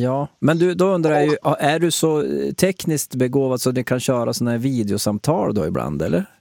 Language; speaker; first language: Swedish; native; Swedish